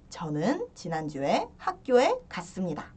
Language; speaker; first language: Korean; early bilingual, heritage; Korean